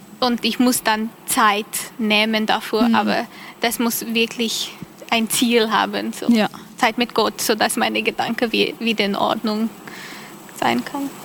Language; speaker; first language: German; non-native, learner; English